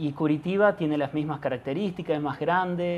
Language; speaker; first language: Portuguese; non-native, learner; Spanish